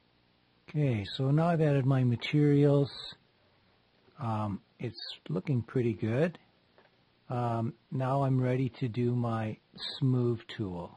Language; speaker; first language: English; native; English